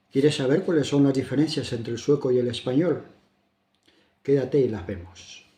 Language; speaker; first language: Spanish; native; Spanish